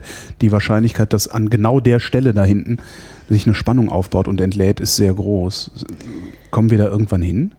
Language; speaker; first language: German; native; German